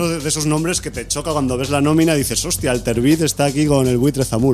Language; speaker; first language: Spanish; native; Spanish